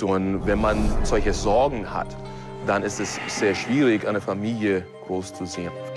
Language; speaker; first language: German; non-native, fluent; English